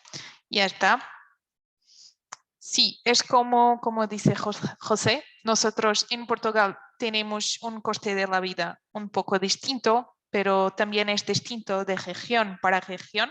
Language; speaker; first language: Spanish; non-native, fluent; Portuguese